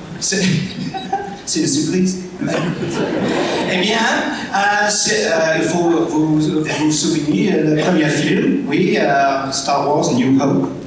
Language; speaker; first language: French; non-native, learner; English